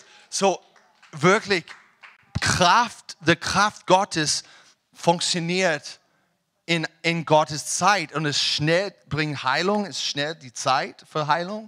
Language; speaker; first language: German; non-native, learner; English